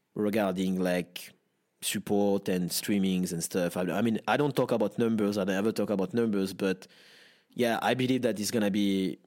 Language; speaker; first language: English; non-native, fluent; French